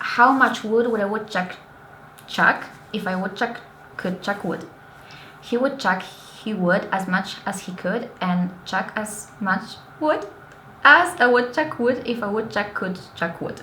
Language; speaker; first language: English; non-native, fluent; Polish